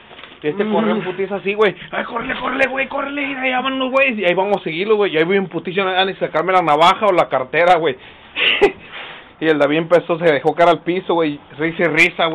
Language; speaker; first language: Spanish; native; Spanish